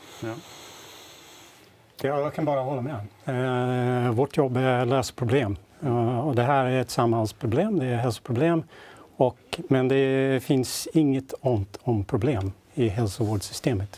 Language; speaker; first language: Swedish; non-native, fluent; English